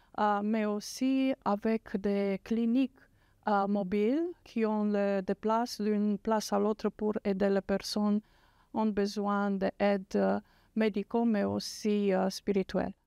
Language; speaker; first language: French; non-native, fluent; English